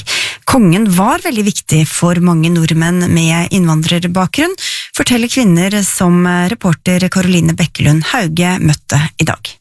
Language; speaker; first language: Norwegian; native; Norwegian